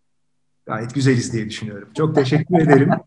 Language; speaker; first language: Turkish; native; Turkish